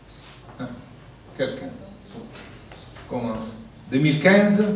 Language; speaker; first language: French; non-native, fluent; Italian